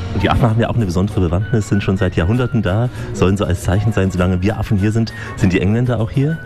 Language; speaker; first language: German; native; German